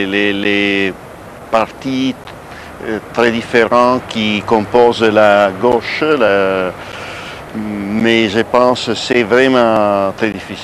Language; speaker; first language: French; non-native, fluent; Italian